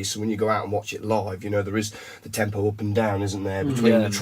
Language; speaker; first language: English; native; English